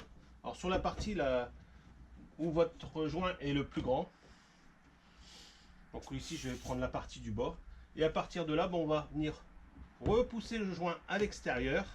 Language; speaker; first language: French; native; French